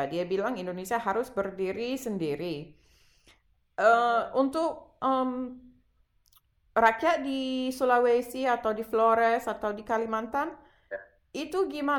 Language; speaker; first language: Indonesian; non-native, fluent; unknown